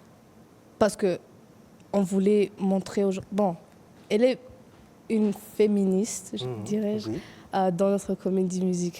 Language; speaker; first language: French; non-native, fluent; English